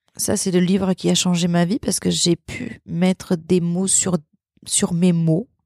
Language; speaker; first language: French; early bilingual, other home language; Portuguese